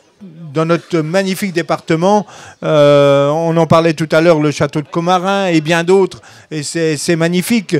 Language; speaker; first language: French; native; French